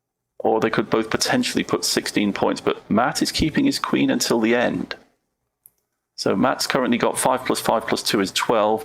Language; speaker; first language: English; native; English